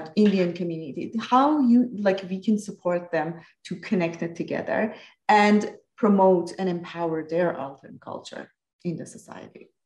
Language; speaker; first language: English; non-native, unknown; Persian